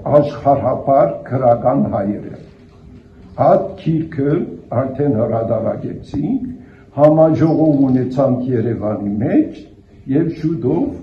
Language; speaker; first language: Armenian; early bilingual, heritage; Armenian